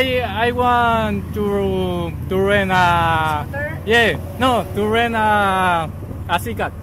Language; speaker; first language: English; non-native, learner; Spanish